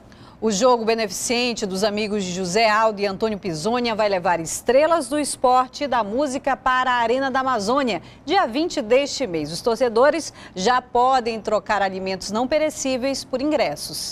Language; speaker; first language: Portuguese; native; Portuguese